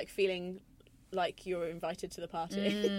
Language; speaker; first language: English; native; English